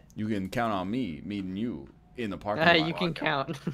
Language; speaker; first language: English; native; English